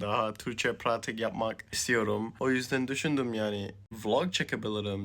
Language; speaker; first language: Turkish; early bilingual, heritage; Turkish